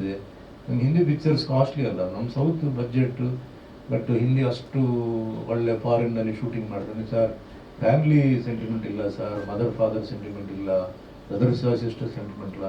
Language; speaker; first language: Kannada; non-native, local second language; Tulu